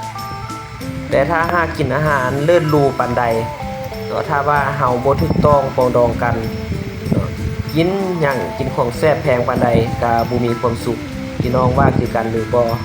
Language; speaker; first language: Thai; non-native, local second language; Lao